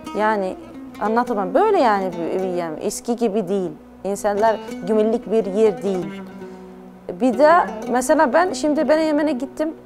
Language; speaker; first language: Turkish; non-native, learner; Arabic